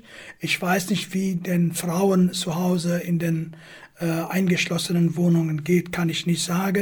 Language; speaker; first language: German; non-native, fluent; Kurdish